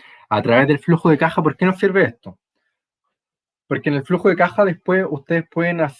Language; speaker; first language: Spanish; native; Spanish